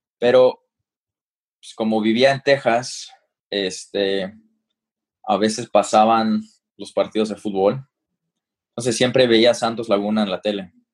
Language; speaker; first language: Spanish; early bilingual, heritage; Spanish